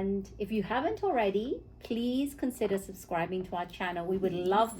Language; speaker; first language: English; native; English